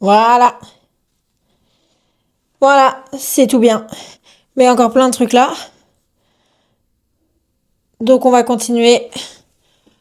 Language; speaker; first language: French; native; French